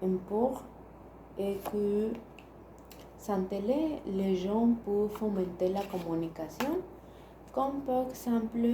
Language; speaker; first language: French; non-native, learner; Spanish